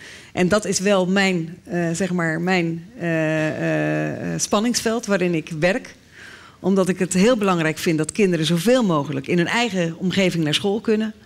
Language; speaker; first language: Dutch; native; Dutch